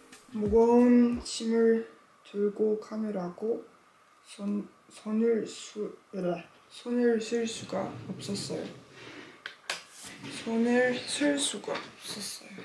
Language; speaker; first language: Korean; non-native, learner; French